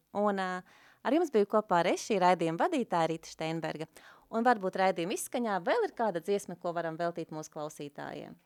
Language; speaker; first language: Latvian; native; Latvian